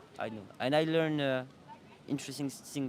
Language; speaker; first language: English; non-native, learner; French